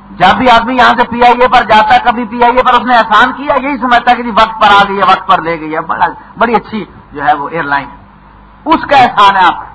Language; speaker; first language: Urdu; non-native, local second language; Punjabi